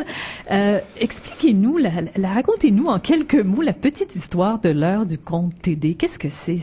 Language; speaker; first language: French; native; French